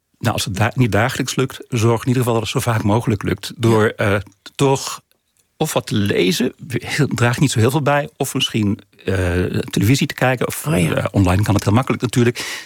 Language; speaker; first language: Dutch; native; Dutch